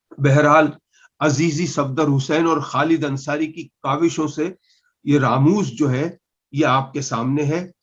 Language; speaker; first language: Urdu; non-native, local second language; Punjabi